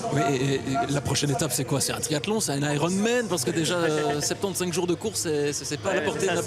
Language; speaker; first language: French; native; French